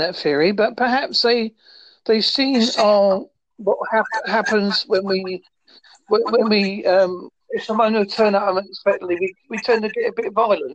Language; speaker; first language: English; native; English